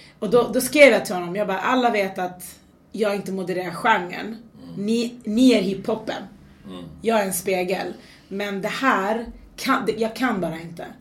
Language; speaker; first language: Swedish; early bilingual, other home language; Persian